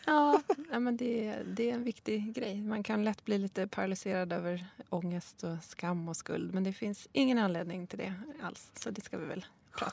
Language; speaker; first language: Swedish; native; Swedish